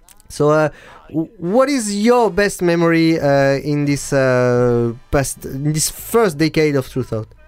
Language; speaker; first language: English; non-native, fluent; French